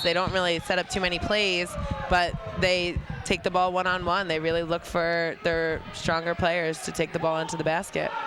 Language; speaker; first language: English; native; English